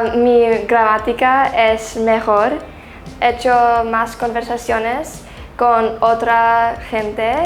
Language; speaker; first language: Spanish; non-native, learner; English